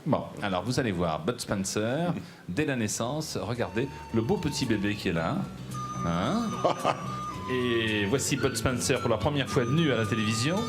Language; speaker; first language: French; native; French